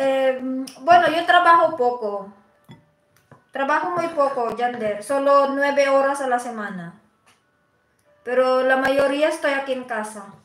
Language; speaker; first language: Spanish; non-native, fluent; Filipino